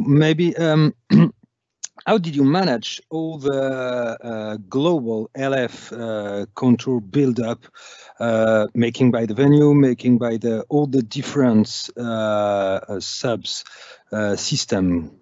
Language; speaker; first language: English; non-native, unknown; French